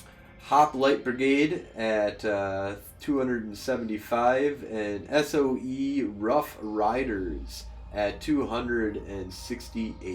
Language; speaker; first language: English; native; English